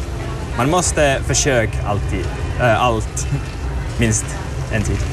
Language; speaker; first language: Swedish; non-native, local second language; Finnish